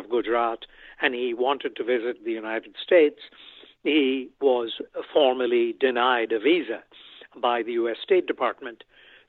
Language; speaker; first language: English; non-native, local second language; Bangla